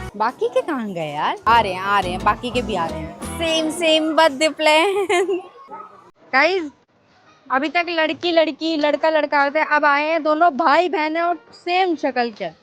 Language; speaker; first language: Hindi; native; Hindi